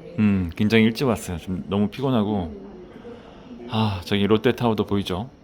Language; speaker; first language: Korean; native; Korean